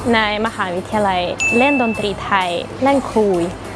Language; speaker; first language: Thai; non-native, learner; Russian